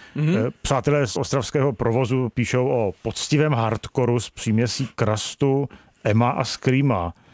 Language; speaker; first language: Czech; native; Czech